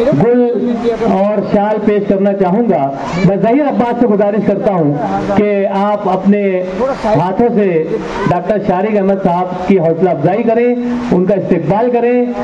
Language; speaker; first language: Hindi; non-native, local second language; Urdu